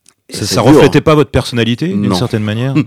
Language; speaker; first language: French; native; French